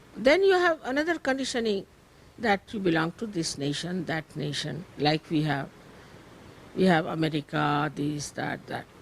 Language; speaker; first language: English; non-native, local second language; Marathi